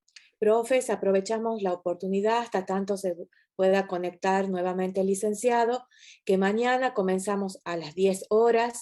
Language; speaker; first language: Spanish; native; Spanish